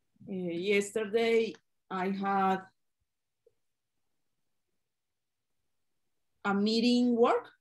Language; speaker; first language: English; non-native, learner; Spanish